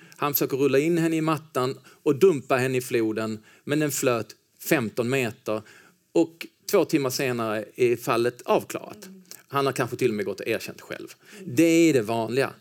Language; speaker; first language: Swedish; native; Swedish